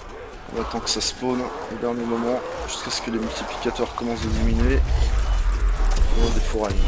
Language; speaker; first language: French; native; French